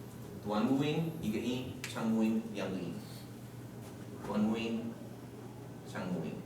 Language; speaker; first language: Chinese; non-native, fluent; English